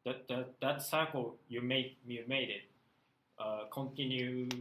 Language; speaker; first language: English; non-native, learner; Japanese